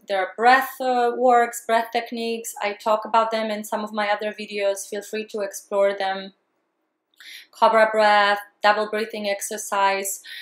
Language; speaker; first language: English; non-native, fluent; Polish